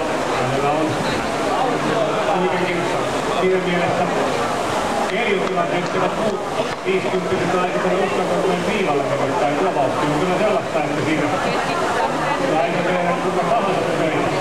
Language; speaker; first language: Finnish; native; Finnish